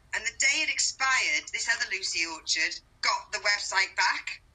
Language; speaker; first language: English; native; English